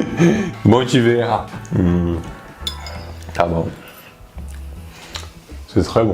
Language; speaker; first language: French; non-native, fluent; Portuguese